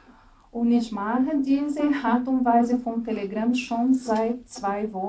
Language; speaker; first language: German; non-native, fluent; Portuguese